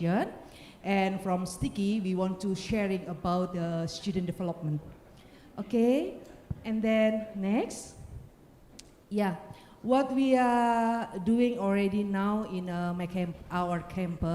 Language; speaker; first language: English; non-native, learner; Indonesian